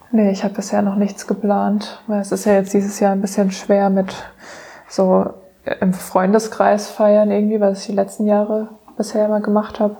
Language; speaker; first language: German; native; German